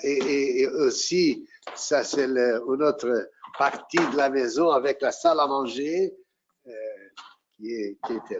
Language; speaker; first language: French; non-native, fluent; Portuguese